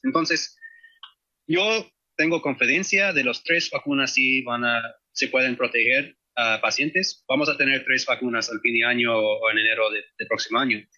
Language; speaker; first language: Spanish; non-native, fluent; English